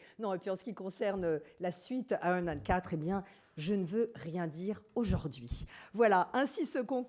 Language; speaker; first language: French; native; French